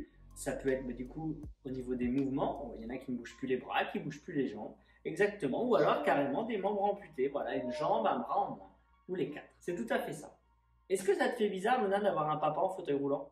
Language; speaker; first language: French; native; French